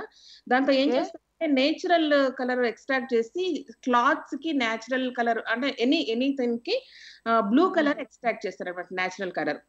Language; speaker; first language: Telugu; native; Telugu